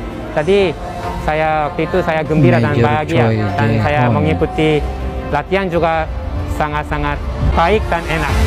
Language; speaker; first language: Indonesian; non-native, fluent; Korean